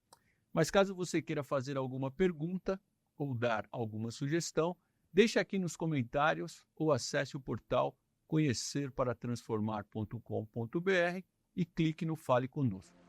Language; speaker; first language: Portuguese; native; Portuguese